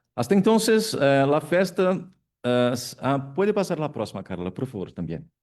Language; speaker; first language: Spanish; non-native, fluent; Portuguese